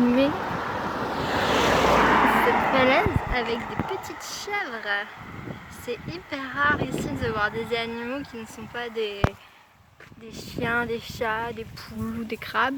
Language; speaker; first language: French; native; French